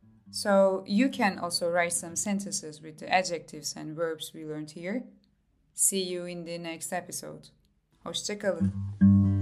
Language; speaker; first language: English; non-native, fluent; Turkish